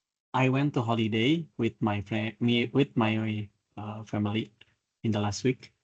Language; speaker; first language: English; non-native, learner; Indonesian